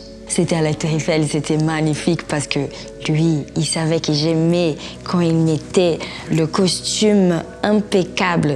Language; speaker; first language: French; non-native, fluent; Portuguese